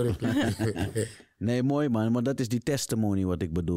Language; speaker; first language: Dutch; native; Dutch